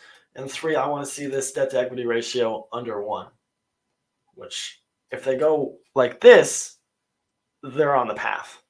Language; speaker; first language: English; native; English